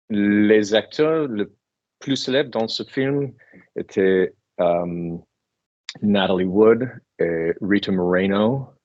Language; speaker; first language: French; non-native, learner; English